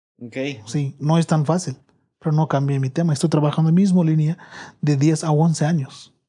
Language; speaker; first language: Spanish; non-native, learner; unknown